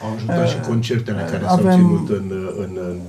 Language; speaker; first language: Romanian; native; Romanian